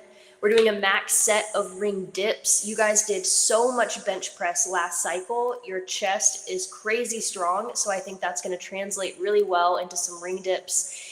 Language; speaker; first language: English; native; English